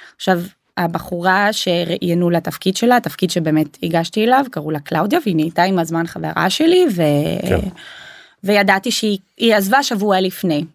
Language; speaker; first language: Hebrew; non-native, local second language; Arabic